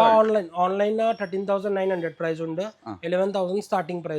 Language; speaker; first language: Malayalam; non-native, fluent; Hindi